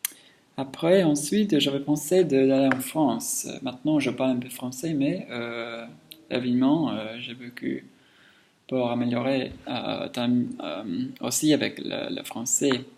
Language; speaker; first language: French; non-native, learner; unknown